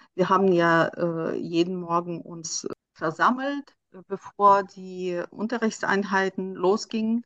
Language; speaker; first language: German; non-native, fluent; Russian